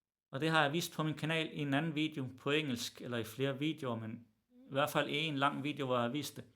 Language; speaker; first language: Danish; early bilingual, other home language; Arabic